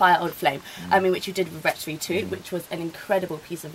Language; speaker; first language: English; native; English